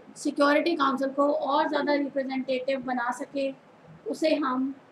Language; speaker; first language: Hindi; non-native, local second language; Punjabi